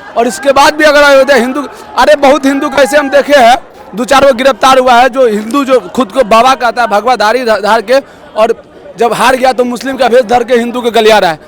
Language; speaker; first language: Hindi; native; Hindi